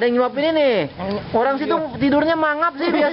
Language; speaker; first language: Indonesian; native; Indonesian